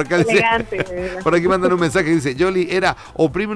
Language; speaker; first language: Spanish; native; Spanish